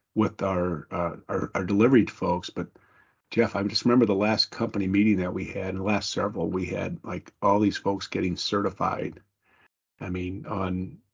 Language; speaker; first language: English; native; English